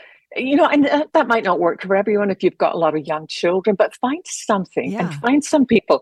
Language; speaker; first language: English; native; English